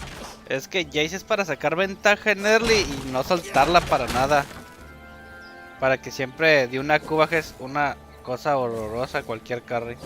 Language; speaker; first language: Spanish; native; Spanish